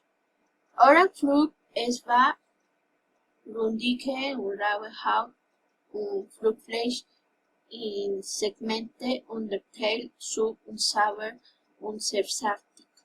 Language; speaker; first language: German; non-native, learner; Spanish